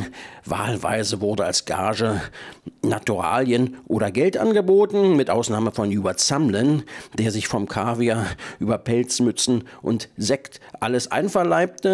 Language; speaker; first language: German; native; German